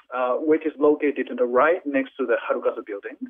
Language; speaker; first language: English; non-native, fluent; Japanese